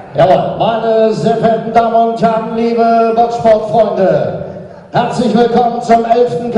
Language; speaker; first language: German; native; German